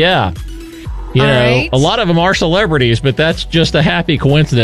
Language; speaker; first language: English; native; English